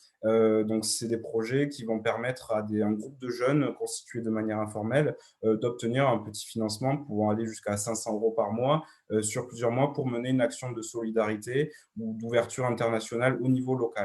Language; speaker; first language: French; native; French